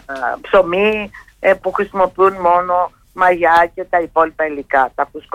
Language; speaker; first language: Greek; native; Greek